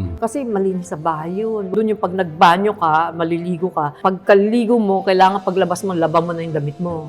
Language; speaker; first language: Filipino; native; Filipino